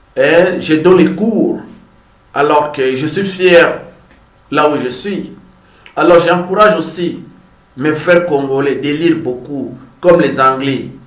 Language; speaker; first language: French; non-native, fluent; Lingala